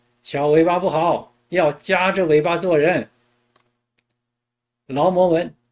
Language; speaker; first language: Chinese; native; Chinese